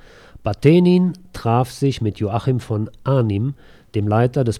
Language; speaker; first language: German; native; German